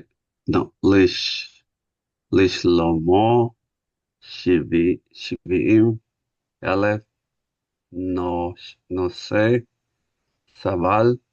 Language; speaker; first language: Hebrew; non-native, learner; English